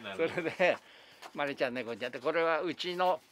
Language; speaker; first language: Japanese; native; Japanese